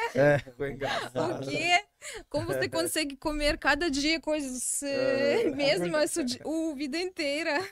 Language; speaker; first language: Portuguese; non-native, learner; Russian